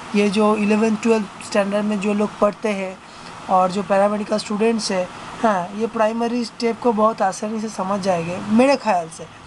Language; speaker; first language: Hindi; non-native, local second language; Bangla